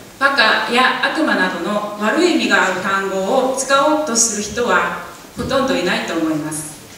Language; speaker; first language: Japanese; non-native, fluent; Korean